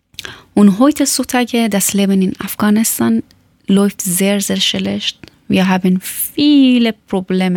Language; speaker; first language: German; non-native, learner; Persian